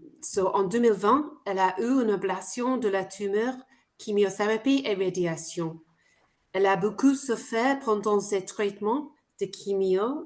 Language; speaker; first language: French; non-native, fluent; English